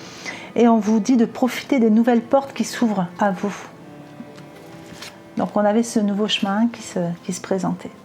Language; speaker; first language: French; native; French